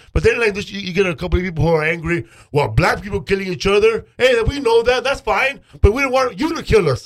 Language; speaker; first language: English; early bilingual, other home language; Spanish